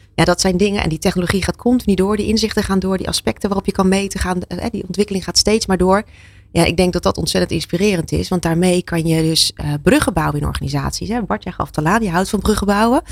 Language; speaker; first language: Dutch; native; Dutch